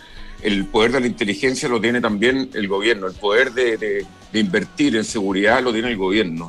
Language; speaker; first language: Spanish; native; Spanish